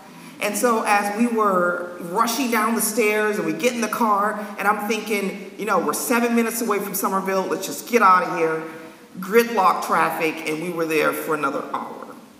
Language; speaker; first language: English; native; English